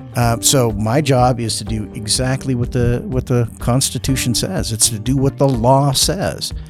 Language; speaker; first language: English; native; English